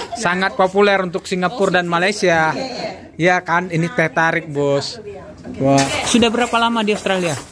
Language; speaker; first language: Indonesian; native; Indonesian